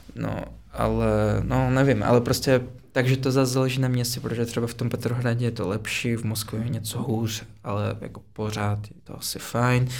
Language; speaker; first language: Czech; non-native, fluent; Russian